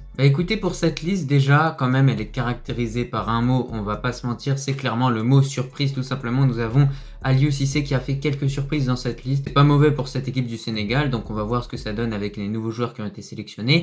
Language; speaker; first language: French; native; French